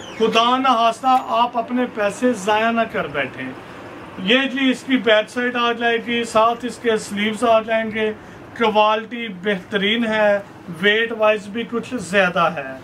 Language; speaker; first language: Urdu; native; Urdu